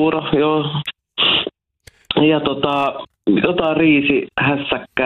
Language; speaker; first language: Finnish; non-native, local second language; Swedish